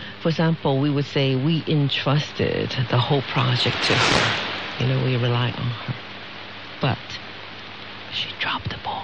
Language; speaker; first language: English; non-native, fluent; Chinese